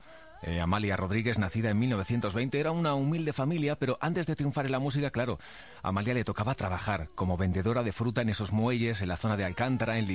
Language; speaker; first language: Spanish; native; Spanish